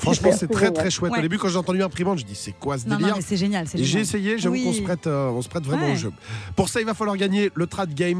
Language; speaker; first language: French; native; French